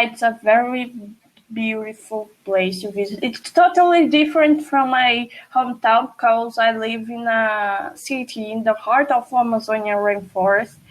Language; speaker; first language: English; non-native, fluent; Portuguese